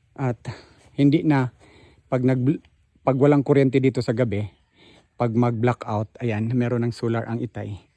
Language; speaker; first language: Filipino; native; Filipino